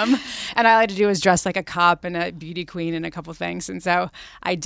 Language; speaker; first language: English; native; English